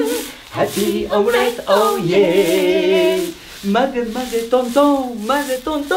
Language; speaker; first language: Japanese; native; Japanese